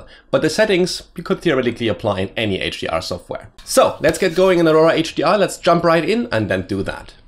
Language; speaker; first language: English; non-native, fluent; German